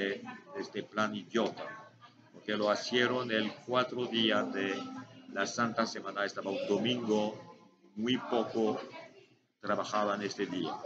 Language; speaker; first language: Spanish; non-native, learner; French